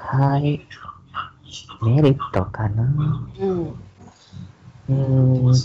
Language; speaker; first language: Japanese; non-native, learner; Chinese